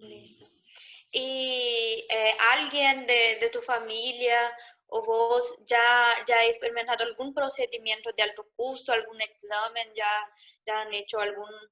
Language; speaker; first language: Spanish; non-native, learner; Portuguese